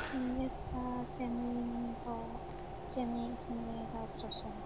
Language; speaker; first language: Korean; non-native, learner; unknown